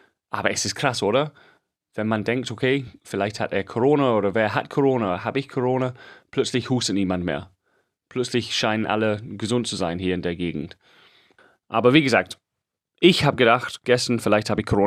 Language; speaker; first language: German; non-native, fluent; English